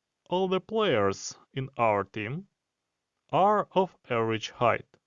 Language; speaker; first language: English; non-native, fluent; Ukrainian